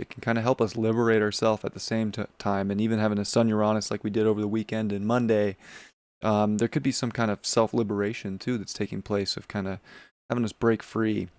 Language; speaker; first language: English; native; English